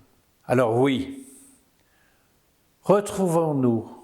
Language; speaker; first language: French; native; French